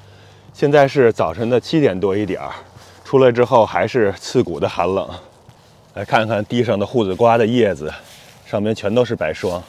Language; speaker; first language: Chinese; native; Chinese